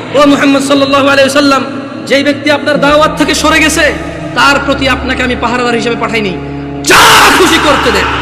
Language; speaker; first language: Bangla; early bilingual, heritage; Bangla